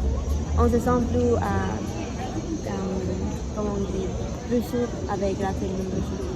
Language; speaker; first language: French; non-native, learner; Spanish